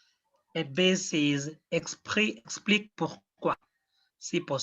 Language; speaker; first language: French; non-native, fluent; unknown